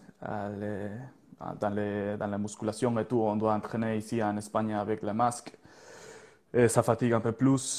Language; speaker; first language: French; non-native, learner; Spanish